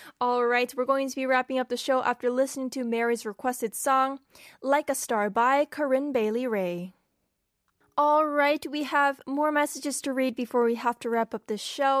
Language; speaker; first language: English; non-native, fluent; Korean